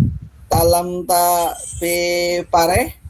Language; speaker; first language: Arabic; non-native, learner; Indonesian